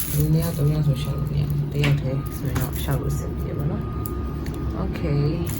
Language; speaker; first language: Burmese; non-native, local second language; Shan